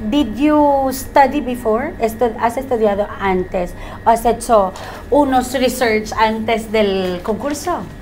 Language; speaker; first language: Spanish; non-native, fluent; Filipino